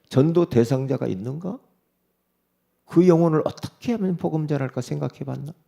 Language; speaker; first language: Korean; native; Korean